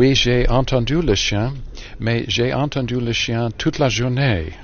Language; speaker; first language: French; non-native, fluent; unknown